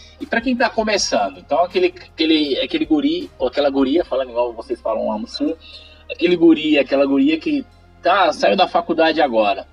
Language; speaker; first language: Portuguese; native; Portuguese